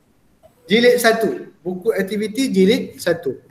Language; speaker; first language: Malay; native; Malay